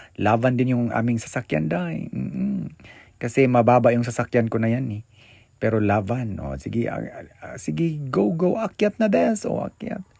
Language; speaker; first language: Filipino; non-native, local second language; Cebuano